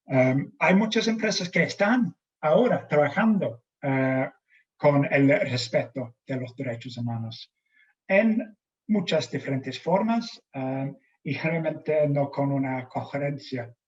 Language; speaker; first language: Spanish; non-native, fluent; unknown